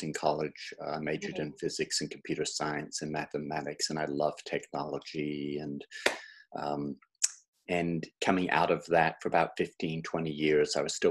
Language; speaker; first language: English; native; English